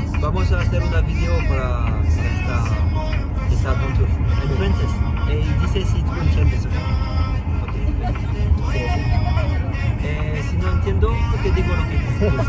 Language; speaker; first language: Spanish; non-native, learner; French